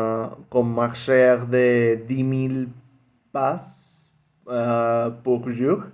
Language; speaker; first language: French; non-native, learner; Spanish